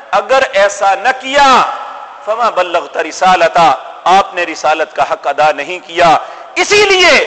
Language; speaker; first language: Urdu; non-native, local second language; Punjabi